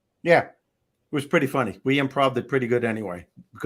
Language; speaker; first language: English; native; English